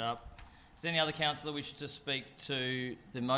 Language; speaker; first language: English; native; English